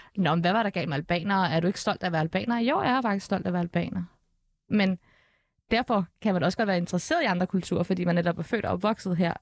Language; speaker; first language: Danish; early bilingual, other home language; Albanian